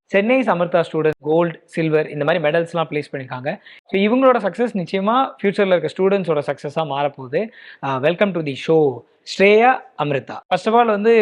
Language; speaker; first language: Tamil; native; Tamil